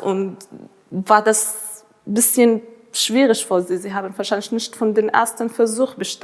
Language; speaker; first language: German; non-native, fluent; Arabic